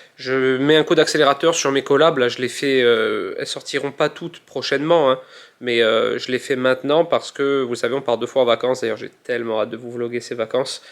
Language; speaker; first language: French; native; French